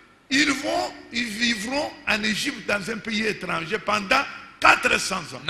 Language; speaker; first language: French; non-native, local second language; Luba-Lulua